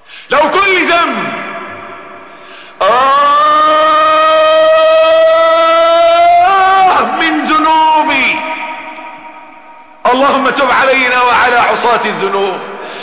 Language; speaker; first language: Arabic; native; Arabic